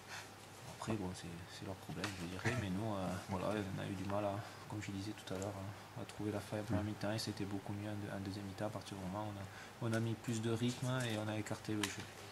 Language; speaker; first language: French; native; French